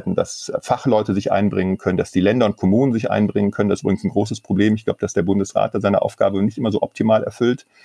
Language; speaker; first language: German; native; German